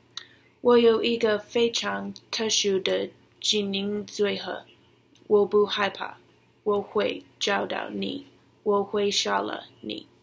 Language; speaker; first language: Chinese; non-native, learner; English